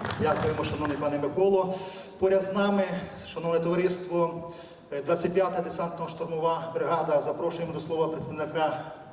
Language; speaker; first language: Ukrainian; native; Ukrainian